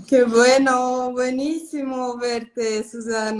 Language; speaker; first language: Spanish; non-native, fluent; Portuguese